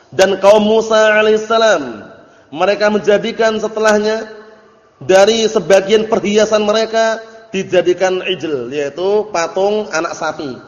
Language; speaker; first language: Indonesian; native; Indonesian